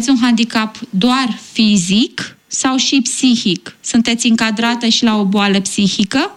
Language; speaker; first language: Romanian; native; Romanian